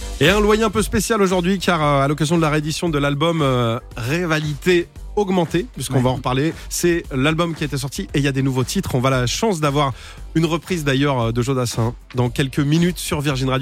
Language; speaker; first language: French; native; French